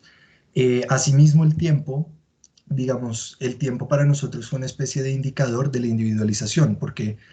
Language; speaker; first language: Spanish; native; Spanish